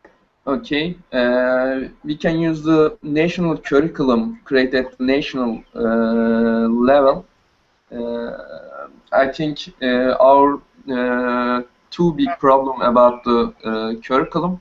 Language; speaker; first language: English; non-native, learner; Turkish